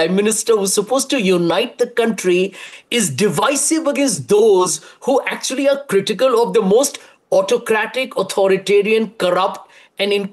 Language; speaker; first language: English; non-native, local second language; Hindi